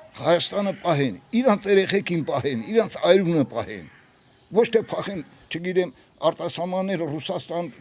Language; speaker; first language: Armenian; native; Armenian